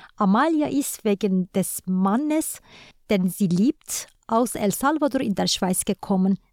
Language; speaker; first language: German; non-native, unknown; Turkish